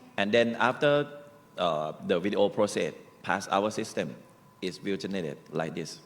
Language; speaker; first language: English; non-native, learner; Thai